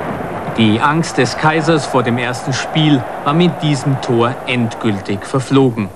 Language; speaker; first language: German; native; German